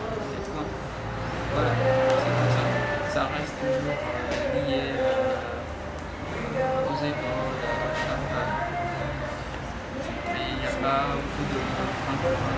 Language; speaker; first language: French; non-native, fluent; Arabic